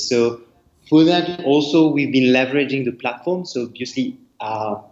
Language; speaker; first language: English; non-native, fluent; French